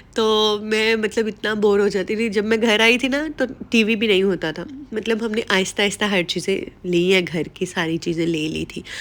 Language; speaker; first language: Urdu; non-native, local second language; Punjabi